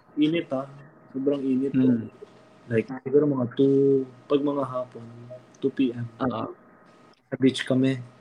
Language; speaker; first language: Filipino; early bilingual, heritage; Filipino